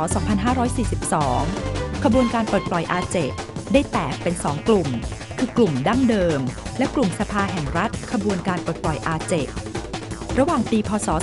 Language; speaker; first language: Thai; native; Thai